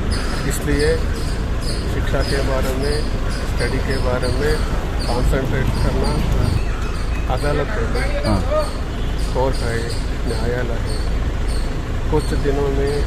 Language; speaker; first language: Hindi; non-native, local second language; Kannada